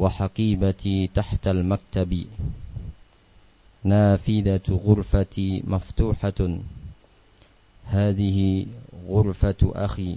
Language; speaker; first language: Arabic; non-native, fluent; Indonesian